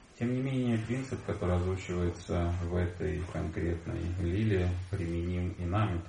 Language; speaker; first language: Russian; native; Russian